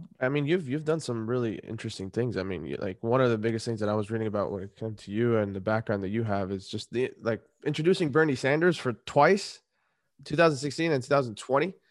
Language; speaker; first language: English; native; English